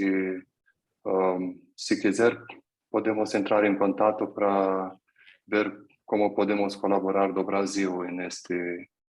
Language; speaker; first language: Portuguese; non-native, fluent; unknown